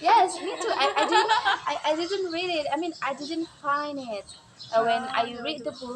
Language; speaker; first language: English; non-native, learner; Indonesian